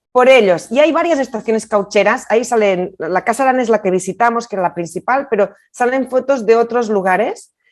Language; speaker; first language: Spanish; non-native, local second language; Catalan